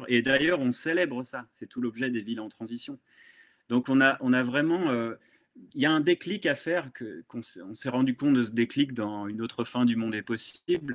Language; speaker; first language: French; native; French